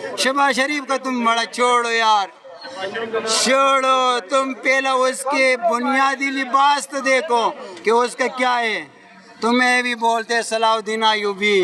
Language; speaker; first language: Urdu; non-native, local second language; Pashto